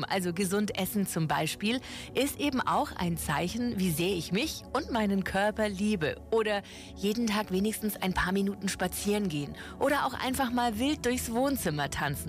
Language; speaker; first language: German; native; German